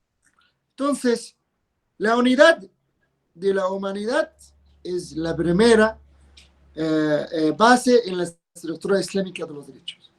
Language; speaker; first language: Spanish; non-native, fluent; Arabic